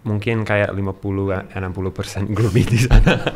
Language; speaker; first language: Indonesian; non-native, learner; English